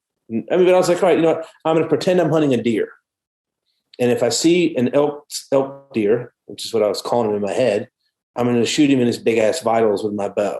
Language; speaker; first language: English; native; English